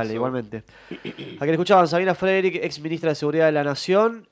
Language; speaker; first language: Spanish; native; Spanish